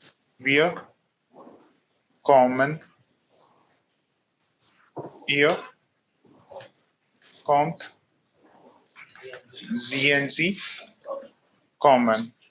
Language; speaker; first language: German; non-native, fluent; Telugu